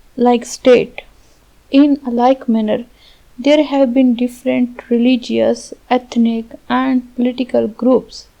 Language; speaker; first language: English; non-native, local second language; Urdu